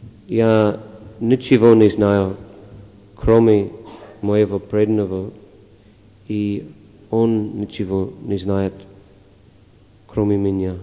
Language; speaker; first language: Russian; non-native, fluent; English